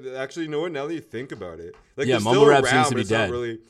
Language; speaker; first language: English; native; English